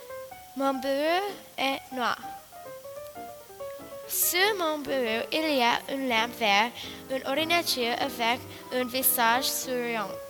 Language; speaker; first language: French; non-native, learner; English